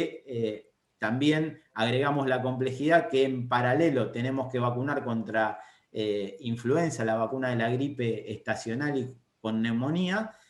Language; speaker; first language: Spanish; native; Spanish